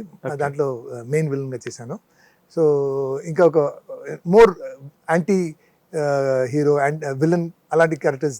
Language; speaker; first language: Telugu; non-native, local second language; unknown